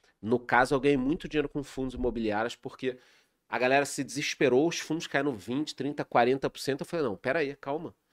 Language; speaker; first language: Portuguese; native; Portuguese